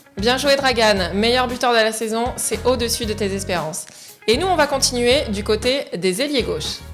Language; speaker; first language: French; native; French